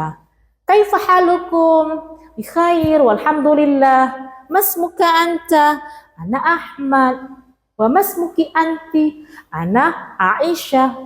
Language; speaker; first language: Arabic; non-native, fluent; Indonesian